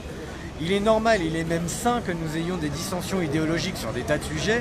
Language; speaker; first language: French; native; French